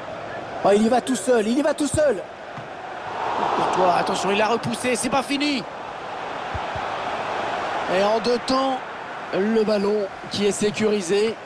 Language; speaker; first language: French; native; French